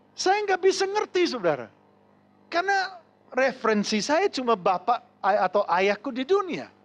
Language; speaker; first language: Indonesian; non-native, fluent; English